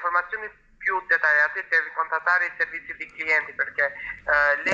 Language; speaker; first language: Italian; non-native, local second language; Albanian